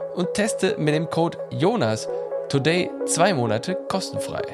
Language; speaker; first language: German; native; German